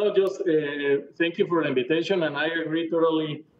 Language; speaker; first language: English; non-native, fluent; Spanish